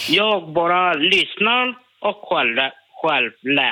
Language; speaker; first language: Swedish; non-native, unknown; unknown